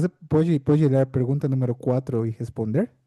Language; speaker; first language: Portuguese; non-native, fluent; Spanish